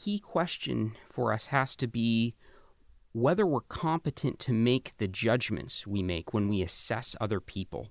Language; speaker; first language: English; native; English